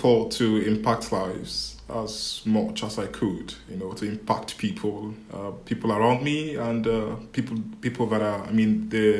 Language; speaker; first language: English; non-native, local second language; Igbo